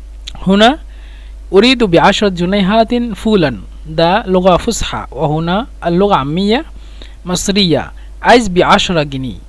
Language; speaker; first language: Arabic; non-native, fluent; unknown